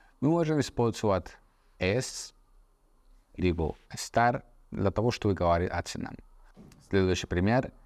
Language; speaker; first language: Russian; non-native, fluent; Spanish